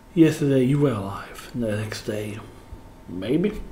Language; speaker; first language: English; non-native, learner; Italian